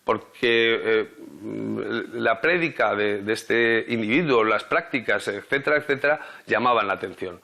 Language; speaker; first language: Spanish; native; Spanish